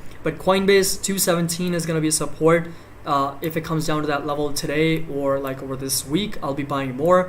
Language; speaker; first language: English; native; English